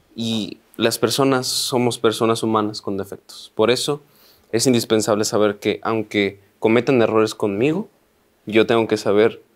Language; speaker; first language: Spanish; native; Spanish